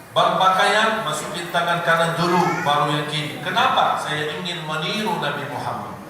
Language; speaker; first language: Indonesian; non-native, fluent; Arabic